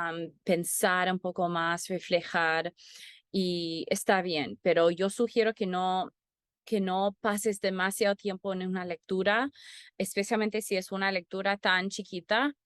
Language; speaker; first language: Spanish; non-native, fluent; English